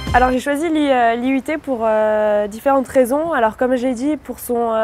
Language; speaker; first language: French; native; French